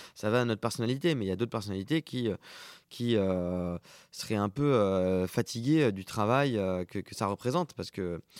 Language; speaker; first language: French; non-native, local second language; Arabic